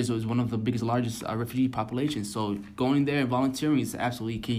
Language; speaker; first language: English; native; English